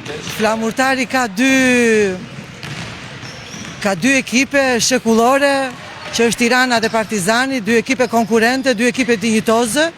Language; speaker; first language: Albanian; native; Albanian